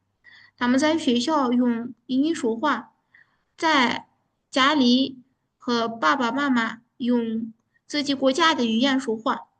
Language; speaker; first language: Chinese; non-native, fluent; Uzbek